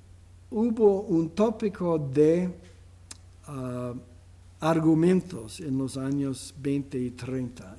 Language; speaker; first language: Spanish; non-native, fluent; English